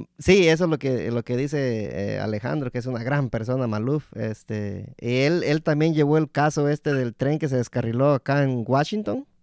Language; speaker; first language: Spanish; native; Spanish